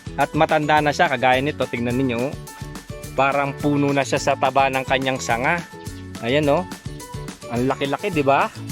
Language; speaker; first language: Filipino; non-native, local second language; Pampanga